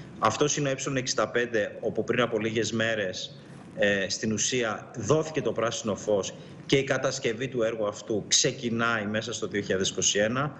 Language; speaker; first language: Greek; native; Greek